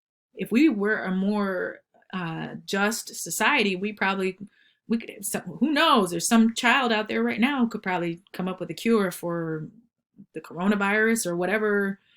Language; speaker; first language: English; native; English